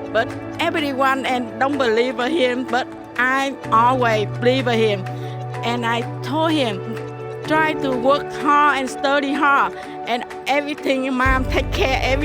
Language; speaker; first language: English; non-native, learner; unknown